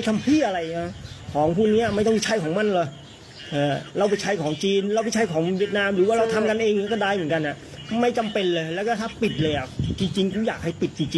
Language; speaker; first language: Thai; native; Thai